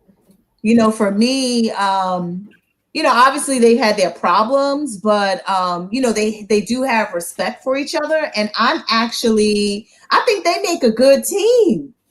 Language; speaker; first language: English; native; English